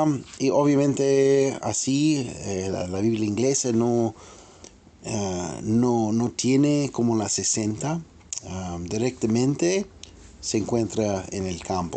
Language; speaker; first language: Spanish; non-native, fluent; English